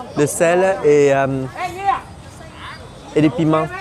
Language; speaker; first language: French; non-native, fluent; Vietnamese